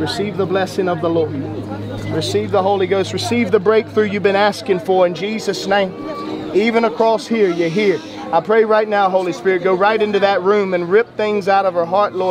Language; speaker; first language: English; native; English